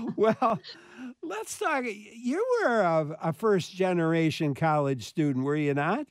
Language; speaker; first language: English; native; English